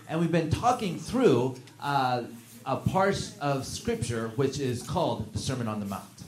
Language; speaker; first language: English; native; English